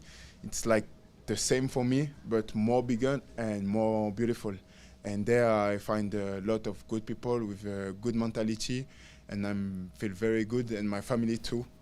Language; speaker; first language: English; non-native, learner; French